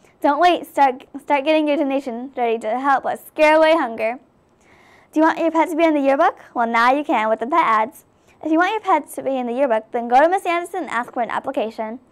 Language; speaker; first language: English; native; English